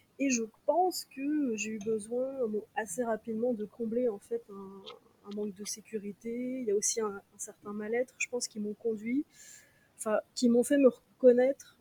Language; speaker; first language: French; native; French